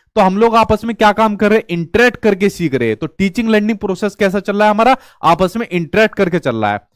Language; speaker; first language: Hindi; native; Hindi